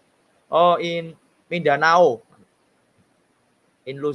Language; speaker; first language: English; non-native, learner; Indonesian